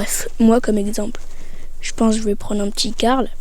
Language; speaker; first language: French; native; French